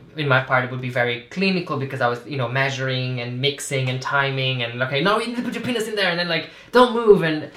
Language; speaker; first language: English; non-native, fluent; Portuguese